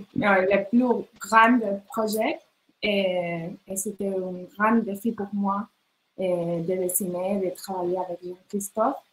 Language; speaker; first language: French; non-native, learner; Spanish